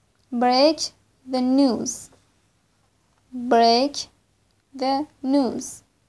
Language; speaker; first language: English; non-native, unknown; Persian